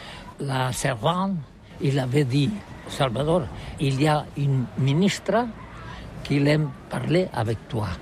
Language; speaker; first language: French; non-native, learner; Catalan